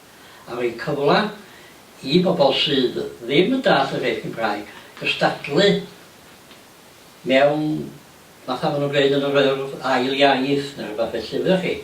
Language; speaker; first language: Welsh; native; Welsh